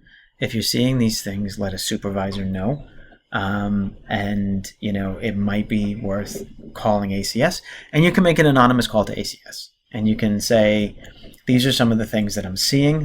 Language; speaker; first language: English; native; English